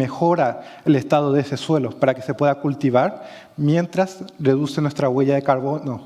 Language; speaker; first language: Spanish; native; Spanish